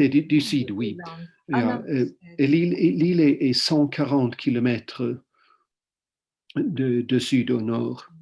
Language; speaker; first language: French; non-native, fluent; Swedish